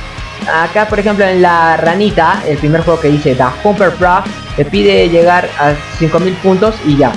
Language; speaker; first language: Spanish; native; Spanish